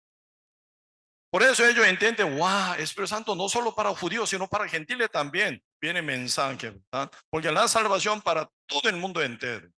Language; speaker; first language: Spanish; non-native, learner; Korean